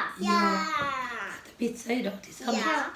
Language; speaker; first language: Swedish; non-native, learner; Thai